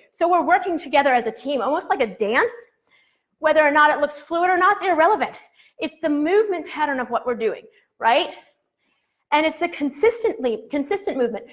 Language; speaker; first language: English; native; English